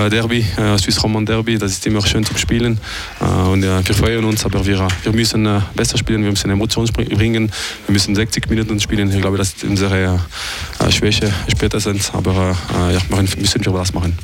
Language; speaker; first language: German; non-native, fluent; French